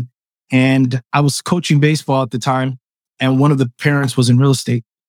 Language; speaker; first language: English; early bilingual, other home language; Spanish